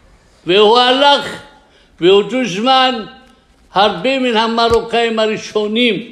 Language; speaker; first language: Hebrew; non-native, fluent; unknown